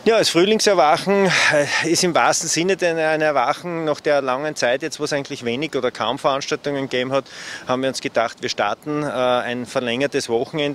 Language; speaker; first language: German; native; German